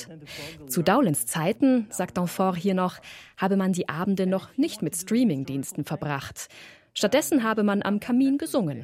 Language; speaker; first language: German; native; German